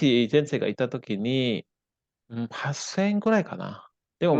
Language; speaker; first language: Japanese; non-native, fluent; Indonesian